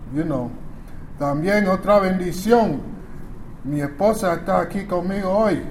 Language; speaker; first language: Spanish; early bilingual, other home language; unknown